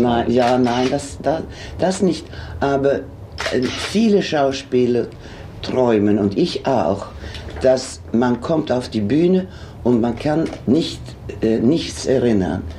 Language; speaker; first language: German; non-native, fluent; Swedish